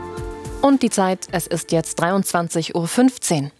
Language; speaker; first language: German; native; German